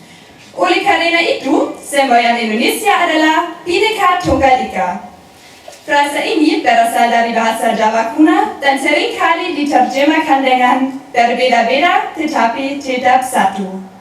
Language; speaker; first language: Indonesian; non-native, learner; German